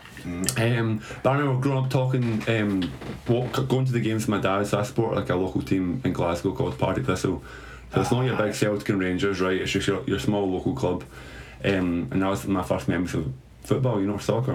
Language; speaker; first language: English; native; English